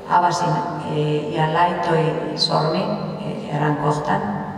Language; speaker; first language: Finnish; non-native, fluent; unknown